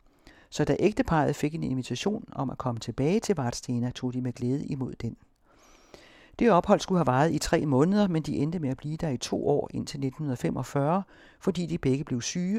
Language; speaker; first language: Danish; native; Danish